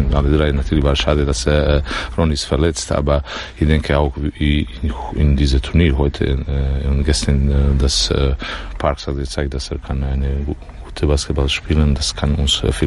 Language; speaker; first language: German; non-native, learner; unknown